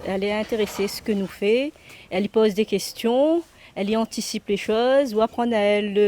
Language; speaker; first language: French; non-native, local second language; Réunion Creole French